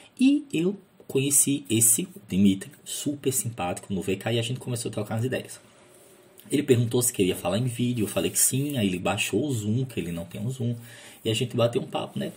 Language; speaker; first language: Portuguese; native; Portuguese